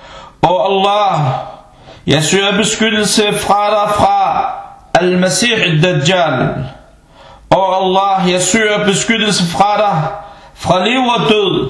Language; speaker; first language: Danish; non-native, fluent; Arabic